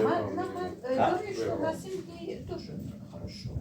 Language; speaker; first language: Russian; non-native, fluent; Armenian